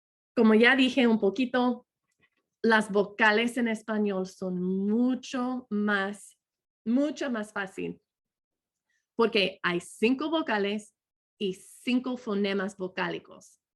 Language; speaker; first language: Spanish; non-native, fluent; English